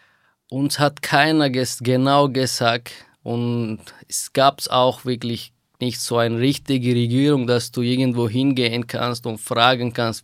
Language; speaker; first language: German; non-native, fluent; Persian